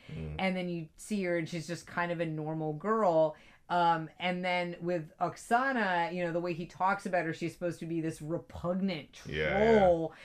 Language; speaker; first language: English; native; English